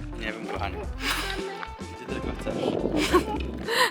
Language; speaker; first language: Polish; native; Polish